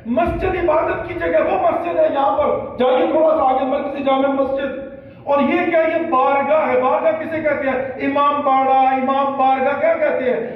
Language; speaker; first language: Urdu; non-native, local second language; Pashto